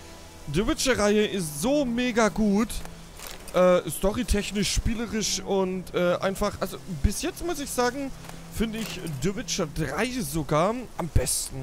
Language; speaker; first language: German; native; German